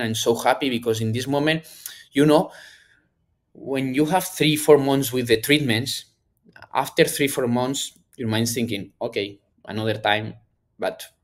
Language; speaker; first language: English; non-native, learner; Spanish